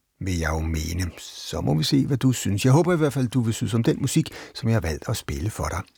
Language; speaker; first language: Danish; native; Danish